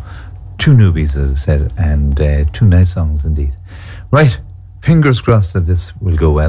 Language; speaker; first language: English; native; English